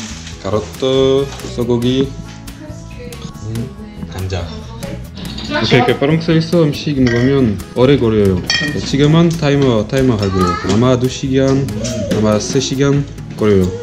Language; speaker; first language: Korean; non-native, learner; French